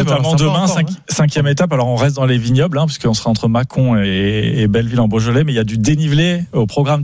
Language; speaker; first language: French; native; French